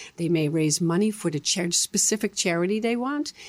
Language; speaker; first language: English; non-native, fluent; Dutch